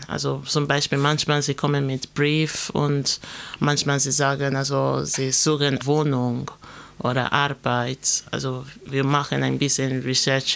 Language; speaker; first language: German; non-native, learner; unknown